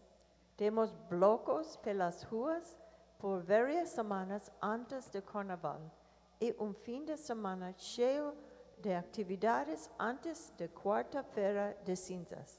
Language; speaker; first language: Portuguese; non-native, learner; English